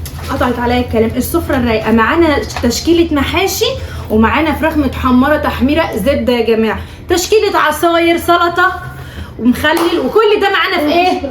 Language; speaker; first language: Arabic; native; Arabic